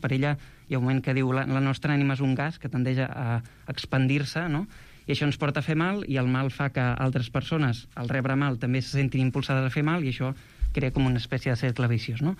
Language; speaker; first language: Catalan; native; Catalan